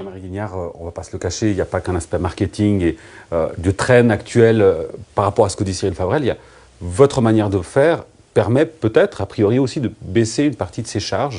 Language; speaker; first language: French; native; French